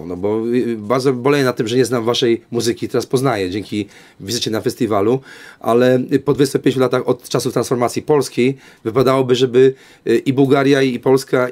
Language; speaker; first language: Polish; native; Polish